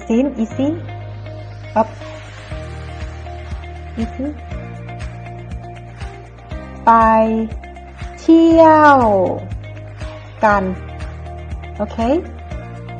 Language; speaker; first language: French; non-native, fluent; Thai